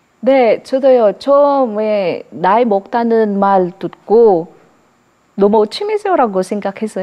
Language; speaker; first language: Korean; non-native, learner; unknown